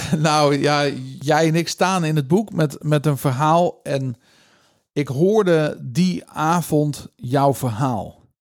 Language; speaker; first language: Dutch; native; Dutch